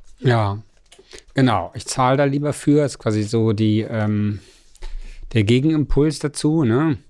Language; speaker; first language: German; native; German